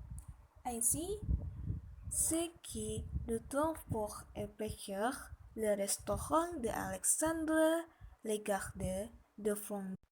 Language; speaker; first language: French; non-native, learner; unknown